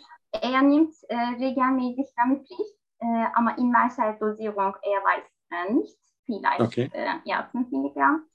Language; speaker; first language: German; non-native, learner; Turkish